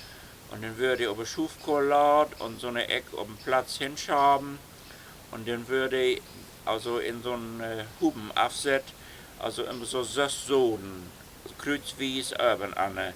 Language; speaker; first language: German; non-native, local second language; Low German